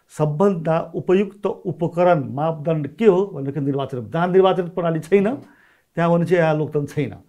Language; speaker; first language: Nepali; non-native, local second language; Maithili